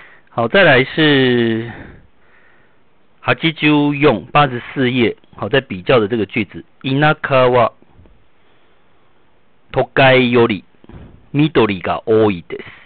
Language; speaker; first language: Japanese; non-native, fluent; Chinese